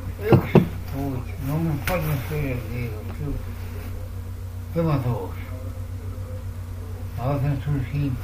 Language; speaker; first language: Estonian; non-native, local second language; Russian